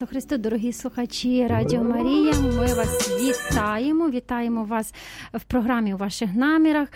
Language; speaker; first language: Ukrainian; native; Ukrainian